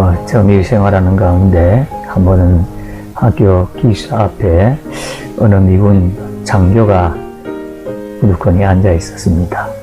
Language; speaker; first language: Korean; native; Korean